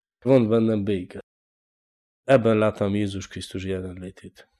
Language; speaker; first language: Hungarian; non-native, learner; Polish